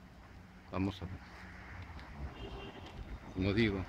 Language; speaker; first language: Spanish; native; Spanish